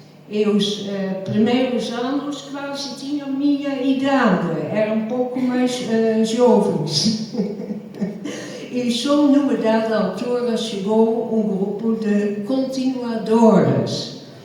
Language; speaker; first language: Portuguese; non-native, fluent; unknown